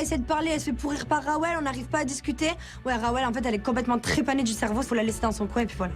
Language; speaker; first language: French; native; French